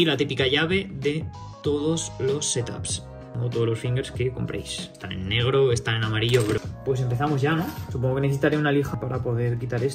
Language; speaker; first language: Spanish; native; Spanish